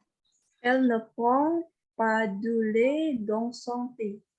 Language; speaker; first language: French; non-native, learner; Indonesian